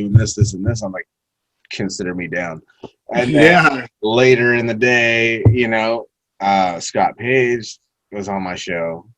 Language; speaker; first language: English; native; English